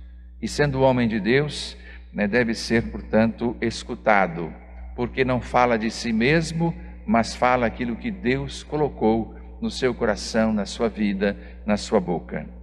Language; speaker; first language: Portuguese; native; Portuguese